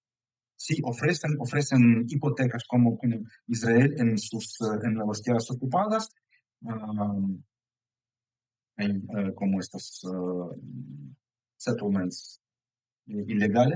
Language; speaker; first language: Spanish; non-native, fluent; Ukrainian